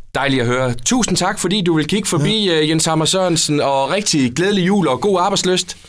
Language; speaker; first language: Danish; native; Danish